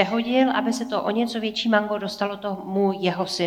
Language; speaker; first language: Czech; native; Czech